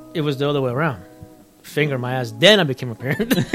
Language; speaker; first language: English; early bilingual, other home language; Spanish